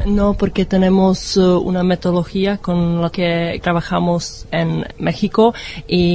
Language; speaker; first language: Spanish; non-native, learner; Czech